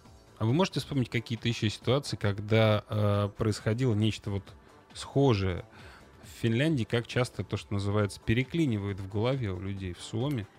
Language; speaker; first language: Russian; native; Russian